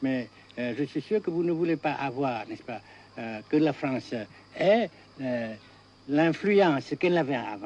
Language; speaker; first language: French; non-native, fluent; Vietnamese